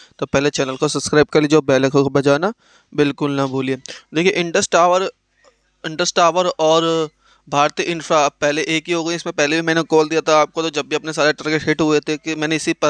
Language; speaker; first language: Hindi; native; Hindi